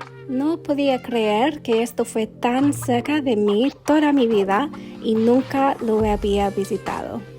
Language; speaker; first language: Spanish; non-native, learner; English